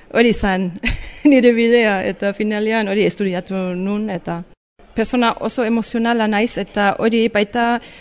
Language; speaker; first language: Basque; non-native, fluent; German